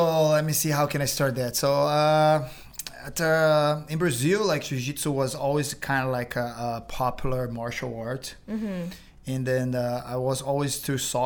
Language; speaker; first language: English; non-native, fluent; Portuguese